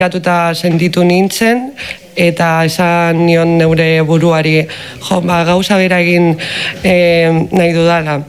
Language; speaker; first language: Basque; non-native, fluent; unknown